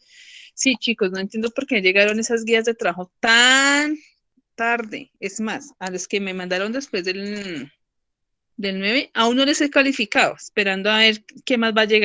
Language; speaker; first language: Spanish; native; Spanish